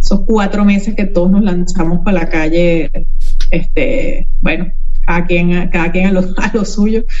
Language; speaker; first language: Spanish; native; Spanish